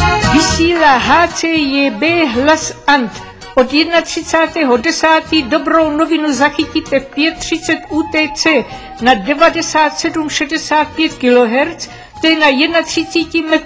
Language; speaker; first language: Czech; native; Czech